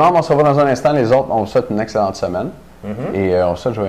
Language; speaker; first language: French; native; French